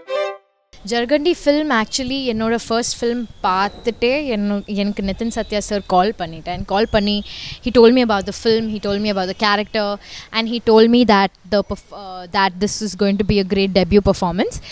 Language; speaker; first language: Tamil; non-native, learner; Malayalam